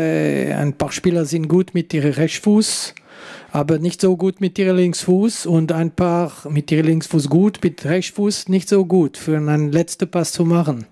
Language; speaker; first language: German; non-native, local second language; French